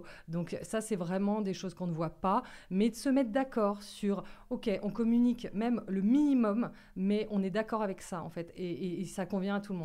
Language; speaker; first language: French; native; French